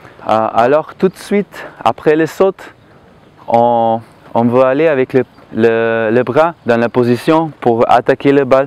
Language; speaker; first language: French; non-native, learner; Slovenian